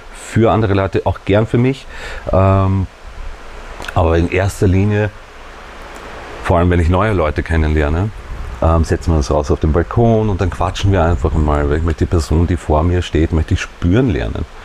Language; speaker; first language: German; native; German